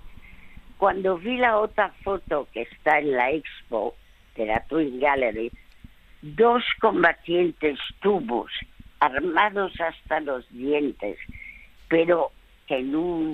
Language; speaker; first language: Spanish; early bilingual, other home language; French